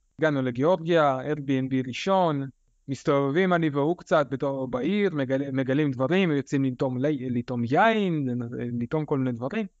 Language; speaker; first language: Hebrew; early bilingual, other home language; Russian